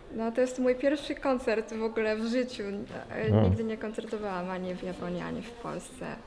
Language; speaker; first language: Polish; non-native, fluent; Japanese